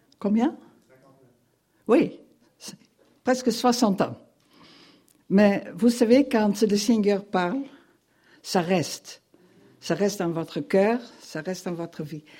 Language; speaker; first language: French; non-native, fluent; Dutch